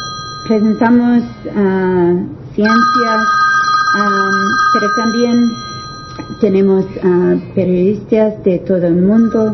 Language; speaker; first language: Spanish; non-native, learner; English